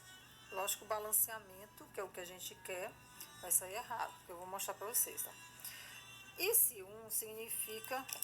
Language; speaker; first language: Portuguese; native; Portuguese